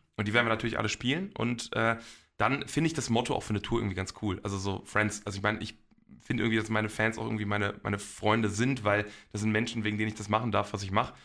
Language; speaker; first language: German; early bilingual, other home language; Polish